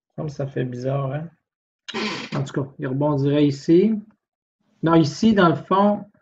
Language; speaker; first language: French; native; French